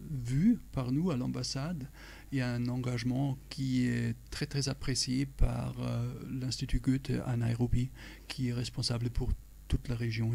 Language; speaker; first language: French; non-native, fluent; German